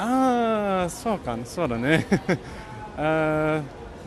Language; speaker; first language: Japanese; non-native, learner; Norwegian